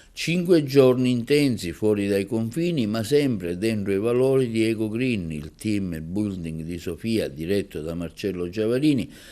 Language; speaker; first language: Italian; native; Italian